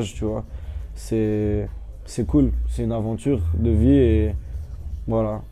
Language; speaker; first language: French; native; French